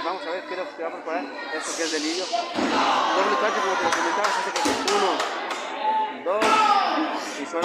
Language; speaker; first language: Spanish; native; Spanish